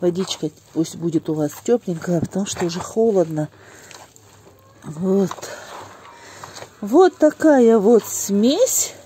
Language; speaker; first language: Russian; non-native, local second language; Ingush